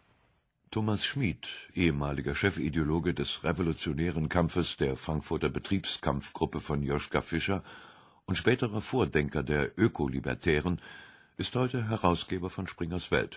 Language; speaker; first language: German; native; German